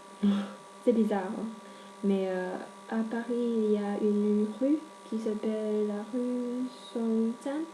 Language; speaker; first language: French; non-native, learner; English